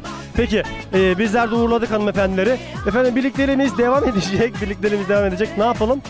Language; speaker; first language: Turkish; native; Turkish